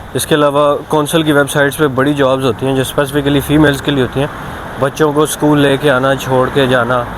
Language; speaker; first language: Urdu; non-native, local second language; Punjabi